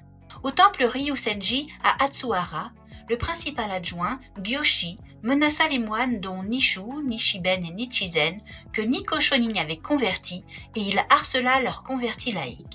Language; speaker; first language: French; native; French